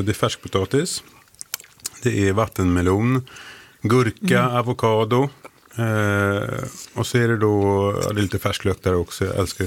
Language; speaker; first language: Swedish; native; Swedish